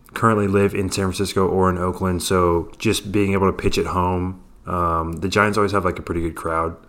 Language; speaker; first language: English; native; English